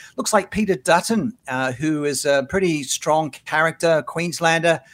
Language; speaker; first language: English; native; English